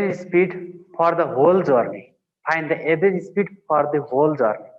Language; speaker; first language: English; non-native, local second language; Nepali